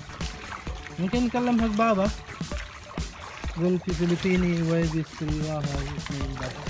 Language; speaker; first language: Arabic; non-native, learner; Filipino